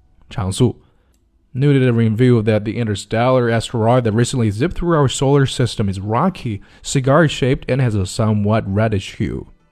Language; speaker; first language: English; non-native, fluent; Chinese